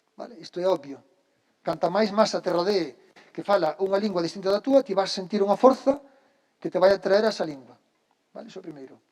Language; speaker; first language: Galician; native; Galician